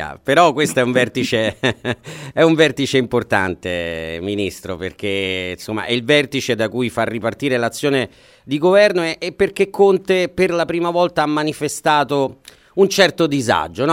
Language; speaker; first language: Italian; native; Italian